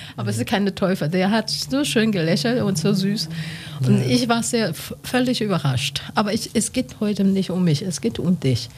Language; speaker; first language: German; non-native, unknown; Chinese